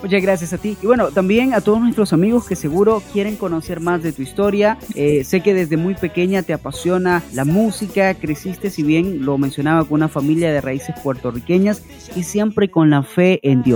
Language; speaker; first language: Spanish; native; Spanish